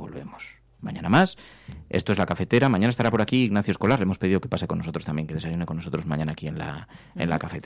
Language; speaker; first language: Spanish; native; Spanish